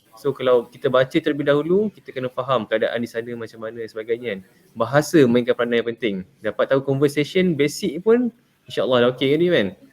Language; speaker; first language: Malay; native; Malay